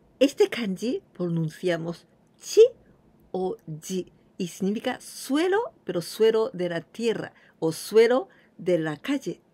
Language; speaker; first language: Spanish; non-native, fluent; Japanese